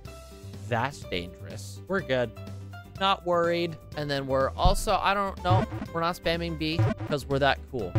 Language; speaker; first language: English; native; English